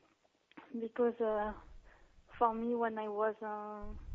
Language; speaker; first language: English; non-native, learner; French